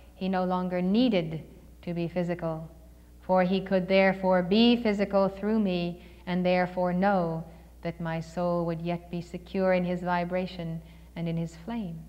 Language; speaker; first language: English; native; English